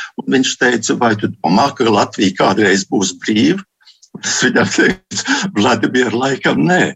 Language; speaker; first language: Latvian; early bilingual, heritage; Latvian